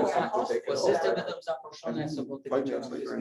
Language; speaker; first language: Polish; non-native, learner; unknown